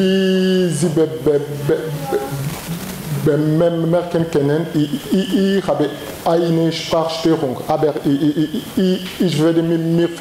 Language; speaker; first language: German; non-native, learner; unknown